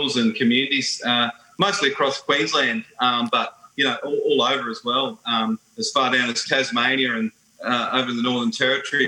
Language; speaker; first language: English; native; English